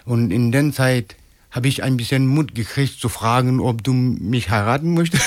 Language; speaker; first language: German; non-native, learner; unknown